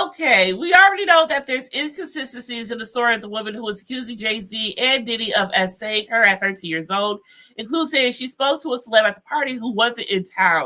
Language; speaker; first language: English; native; English